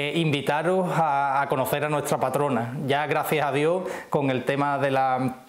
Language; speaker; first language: Spanish; native; Spanish